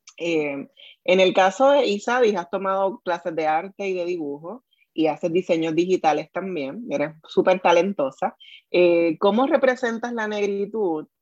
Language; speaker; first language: Spanish; native; Spanish